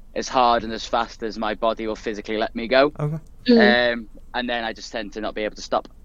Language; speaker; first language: English; native; English